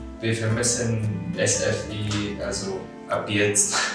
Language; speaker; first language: German; non-native, learner; Arabic